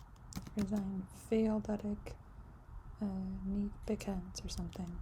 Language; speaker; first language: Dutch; non-native, learner; English